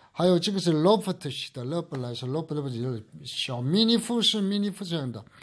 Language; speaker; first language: Chinese; native; Chinese